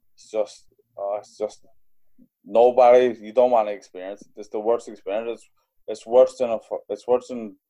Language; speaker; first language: English; native; English